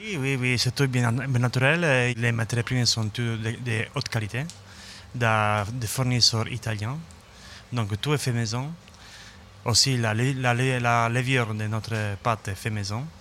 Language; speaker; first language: French; non-native, learner; Italian